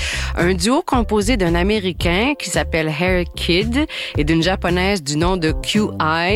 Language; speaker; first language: French; native; French